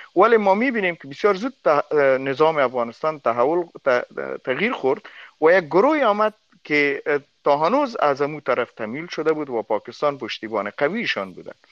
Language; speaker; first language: Persian; non-native, local second language; Pashto